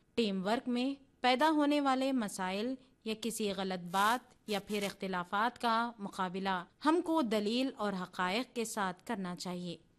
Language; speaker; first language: Urdu; native; Urdu